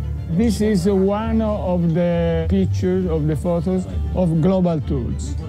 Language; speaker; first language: English; non-native, fluent; Italian